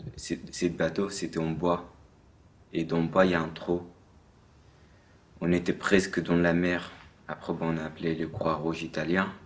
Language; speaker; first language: French; non-native, learner; Arabic